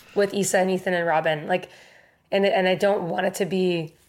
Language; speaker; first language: English; native; English